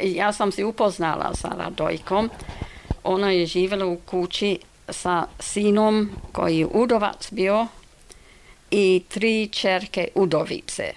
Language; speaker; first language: Serbian; non-native, fluent; English